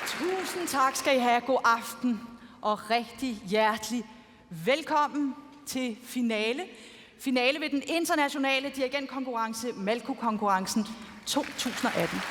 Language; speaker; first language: Danish; native; Danish